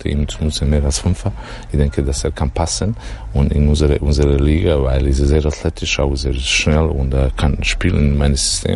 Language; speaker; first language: German; non-native, learner; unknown